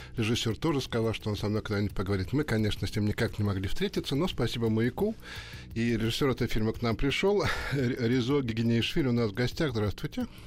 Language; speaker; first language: Russian; native; Russian